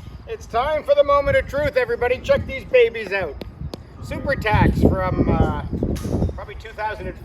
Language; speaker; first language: English; native; English